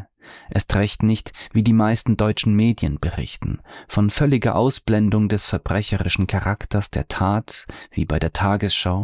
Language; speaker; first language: German; native; German